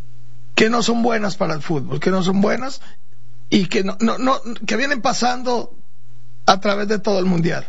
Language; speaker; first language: Spanish; native; Spanish